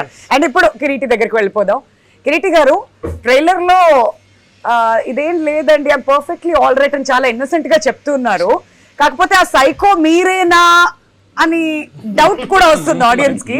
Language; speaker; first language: Telugu; native; Telugu